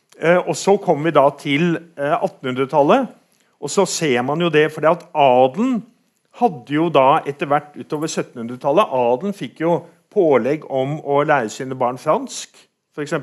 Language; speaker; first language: Norwegian; native; Norwegian